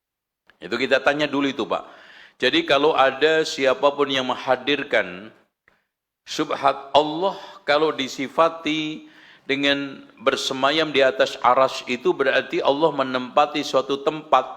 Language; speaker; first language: Indonesian; native; Indonesian